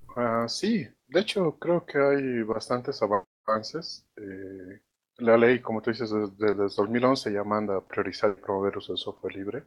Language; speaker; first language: Spanish; native; Spanish